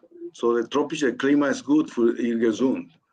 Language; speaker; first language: German; non-native, learner; Spanish